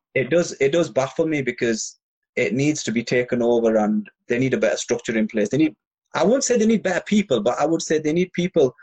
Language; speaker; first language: English; native; English